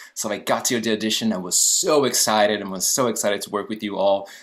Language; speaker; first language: English; non-native, fluent; Portuguese